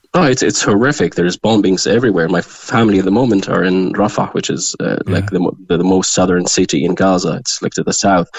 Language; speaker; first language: English; non-native, fluent; Arabic